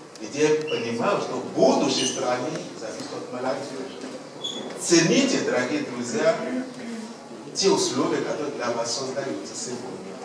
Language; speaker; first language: Russian; non-native, fluent; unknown